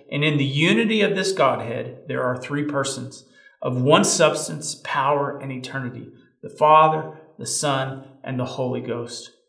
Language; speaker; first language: English; native; English